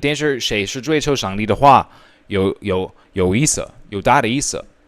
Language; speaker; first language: Chinese; non-native, fluent; English